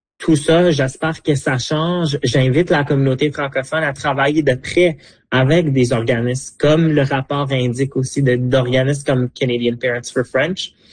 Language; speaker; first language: French; non-native, local second language; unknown